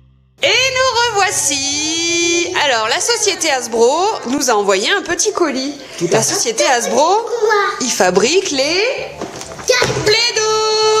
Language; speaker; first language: French; native; French